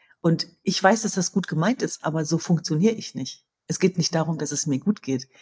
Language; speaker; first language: German; early bilingual, other home language; Kurdish